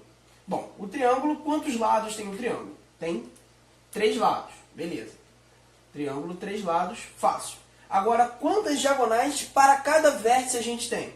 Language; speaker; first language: Portuguese; native; Portuguese